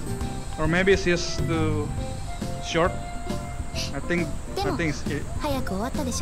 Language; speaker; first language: English; non-native, fluent; Indonesian